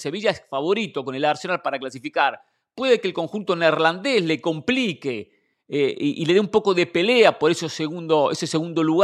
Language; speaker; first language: Spanish; native; Spanish